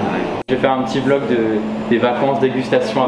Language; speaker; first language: French; native; French